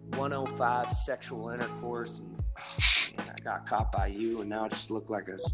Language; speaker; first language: English; native; English